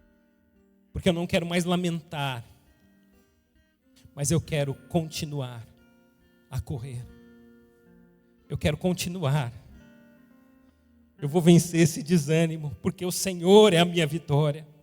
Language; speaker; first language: Portuguese; native; Portuguese